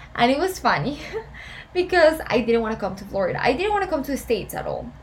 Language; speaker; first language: English; non-native, fluent; Spanish